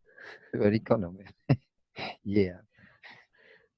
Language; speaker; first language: English; non-native, learner; Spanish